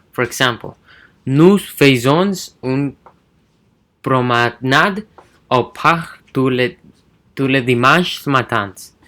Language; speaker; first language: French; non-native, learner; English